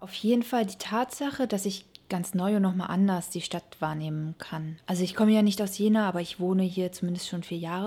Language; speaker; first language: German; native; German